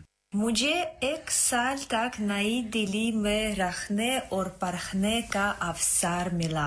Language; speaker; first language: Hindi; non-native, fluent; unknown